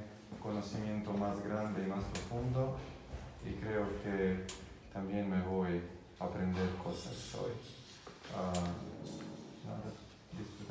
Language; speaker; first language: Spanish; non-native, fluent; Croatian